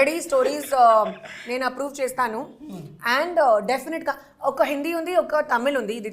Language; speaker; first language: Telugu; non-native, learner; Hindi